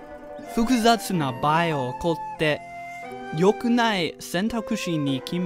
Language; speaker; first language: Japanese; non-native, learner; English